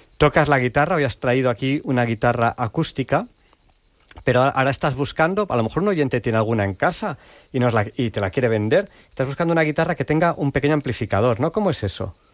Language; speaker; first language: Spanish; native; Spanish